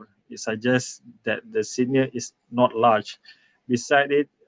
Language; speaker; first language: English; non-native, local second language; Malay